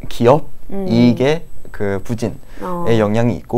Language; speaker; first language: Korean; native; Korean